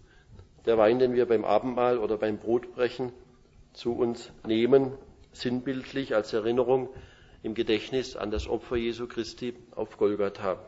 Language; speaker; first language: German; native; German